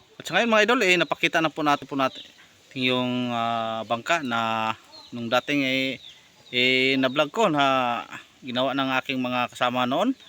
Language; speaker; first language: Filipino; native; Filipino